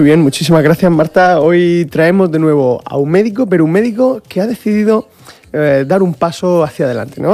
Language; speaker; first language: Spanish; native; Spanish